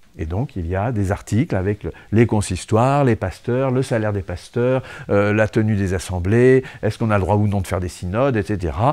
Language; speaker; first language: French; native; French